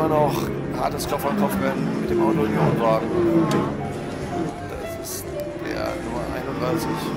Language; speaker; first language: German; native; German